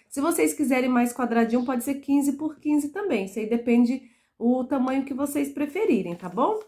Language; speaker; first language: Portuguese; native; Portuguese